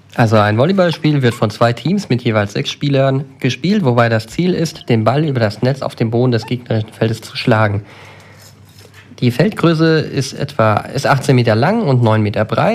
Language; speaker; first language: German; native; German